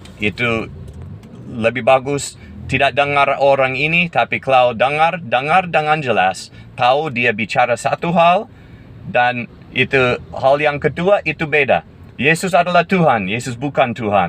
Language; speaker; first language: Indonesian; non-native, fluent; English